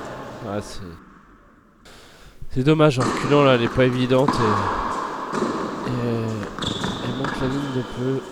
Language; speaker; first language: French; native; French